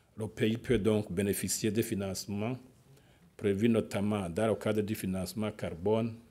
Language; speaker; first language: French; non-native, local second language; Rundi